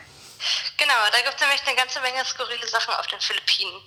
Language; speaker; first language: German; native; German